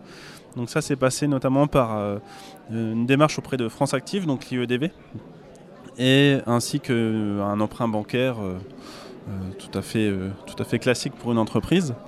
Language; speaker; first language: French; native; French